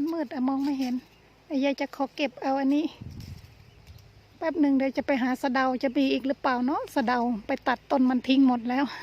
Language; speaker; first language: Thai; native; Thai